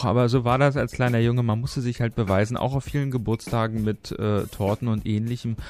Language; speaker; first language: German; native; German